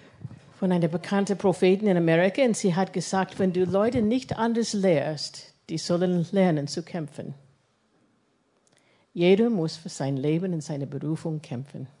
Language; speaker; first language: German; non-native, fluent; English